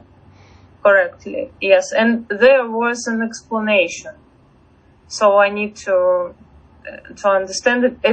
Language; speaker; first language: English; non-native, fluent; Russian